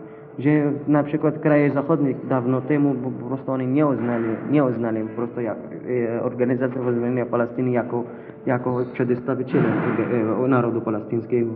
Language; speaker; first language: Polish; non-native, learner; Arabic